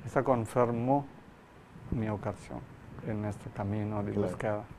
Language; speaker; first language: Spanish; non-native, learner; Malayalam